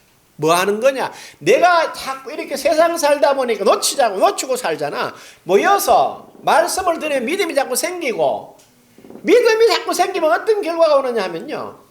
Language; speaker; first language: Korean; native; Korean